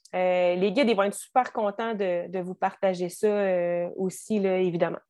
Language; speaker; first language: French; native; French